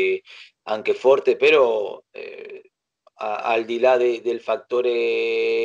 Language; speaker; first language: Italian; non-native, fluent; Spanish